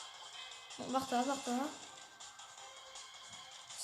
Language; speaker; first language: French; native; French